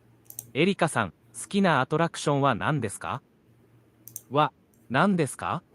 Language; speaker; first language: Japanese; non-native, learner; English